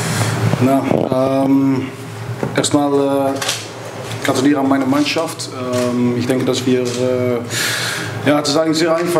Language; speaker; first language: German; non-native, fluent; Dutch